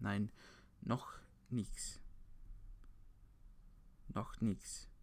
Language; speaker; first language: German; non-native, learner; English